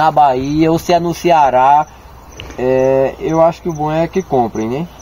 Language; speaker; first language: Portuguese; native; Portuguese